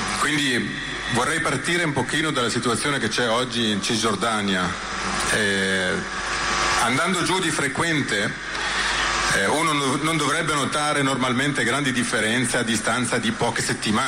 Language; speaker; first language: Italian; native; Italian